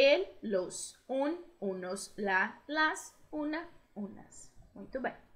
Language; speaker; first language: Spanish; non-native, fluent; Portuguese